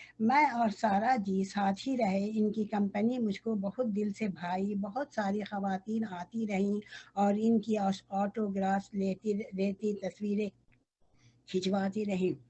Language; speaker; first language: Urdu; native; Urdu